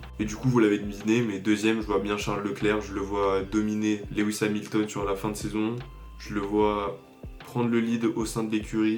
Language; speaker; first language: French; native; French